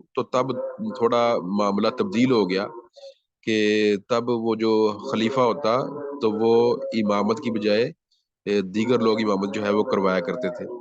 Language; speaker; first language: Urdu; non-native, local second language; Punjabi